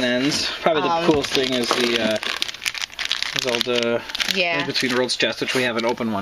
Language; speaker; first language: English; native; English